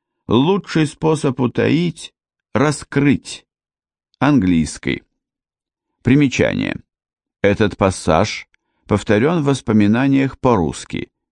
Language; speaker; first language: Russian; native; Russian